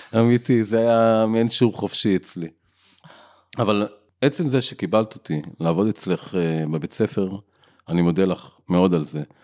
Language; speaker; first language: Hebrew; native; Hebrew